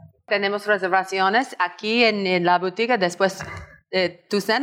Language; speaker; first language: Spanish; non-native, learner; English